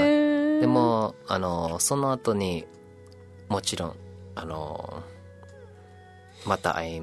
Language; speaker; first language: Japanese; non-native, learner; English